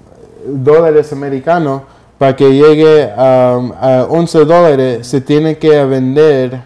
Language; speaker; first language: Spanish; early bilingual, heritage; Spanish